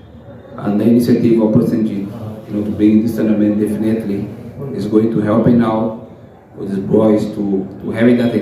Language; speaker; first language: English; non-native, fluent; Spanish